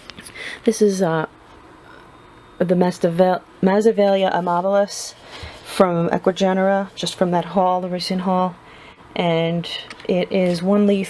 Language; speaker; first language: English; native; English